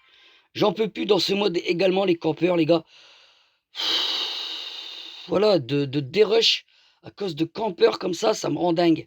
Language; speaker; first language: French; native; French